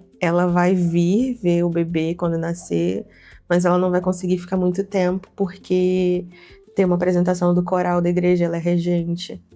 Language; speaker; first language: Portuguese; native; Portuguese